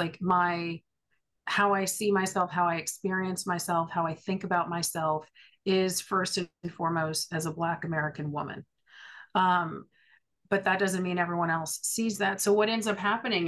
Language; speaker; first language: English; native; English